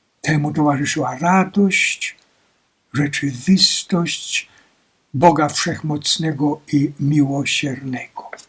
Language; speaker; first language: Polish; native; Polish